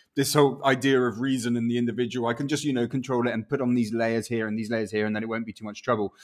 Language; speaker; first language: English; non-native, local second language; Spanish